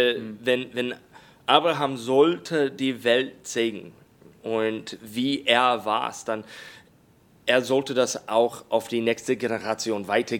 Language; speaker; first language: German; non-native, learner; English